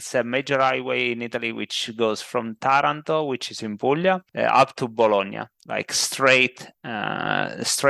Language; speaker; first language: English; non-native, fluent; Italian